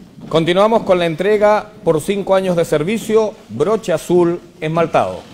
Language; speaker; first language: Spanish; native; Spanish